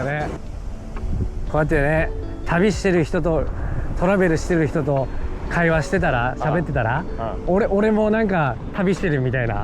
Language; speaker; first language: Japanese; native; Japanese